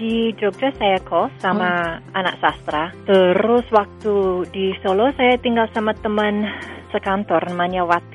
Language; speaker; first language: Indonesian; non-native, fluent; English